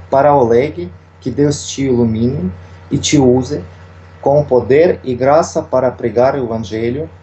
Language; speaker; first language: Portuguese; non-native, fluent; Russian